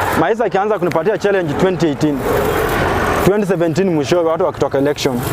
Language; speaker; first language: Swahili; non-native, local second language; Luo (Kenya and Tanzania)